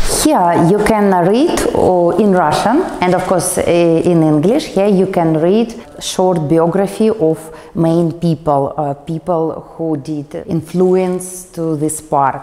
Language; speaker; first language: English; non-native, fluent; Russian